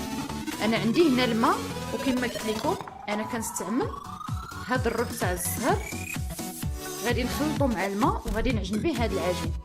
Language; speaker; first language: Arabic; native; Arabic